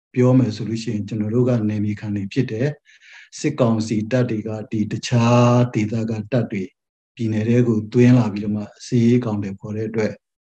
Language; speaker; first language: Burmese; non-native, local second language; Western Kayah